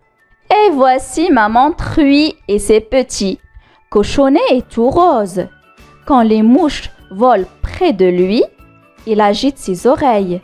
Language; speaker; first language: French; non-native, local second language; Arabic